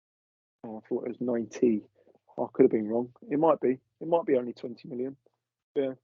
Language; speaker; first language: English; native; English